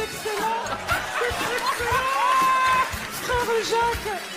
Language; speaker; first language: French; native; French